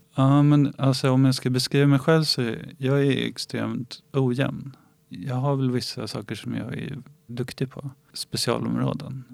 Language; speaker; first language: Swedish; native; Swedish